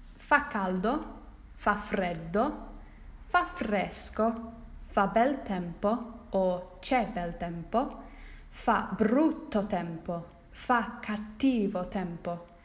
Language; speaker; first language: Italian; non-native, fluent; English